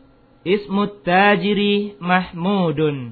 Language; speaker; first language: Arabic; non-native, fluent; Indonesian